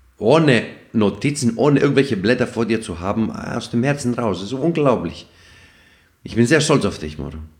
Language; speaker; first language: German; non-native, fluent; Greek